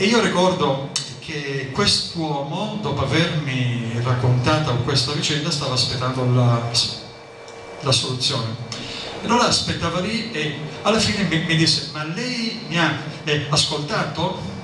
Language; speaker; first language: Italian; native; Italian